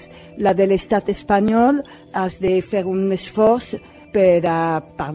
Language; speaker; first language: Catalan; non-native, learner; Spanish